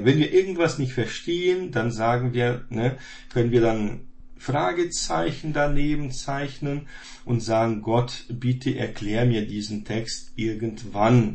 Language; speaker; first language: German; non-native, fluent; Portuguese